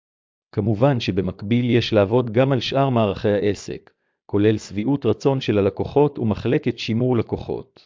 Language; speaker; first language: Hebrew; native; Hebrew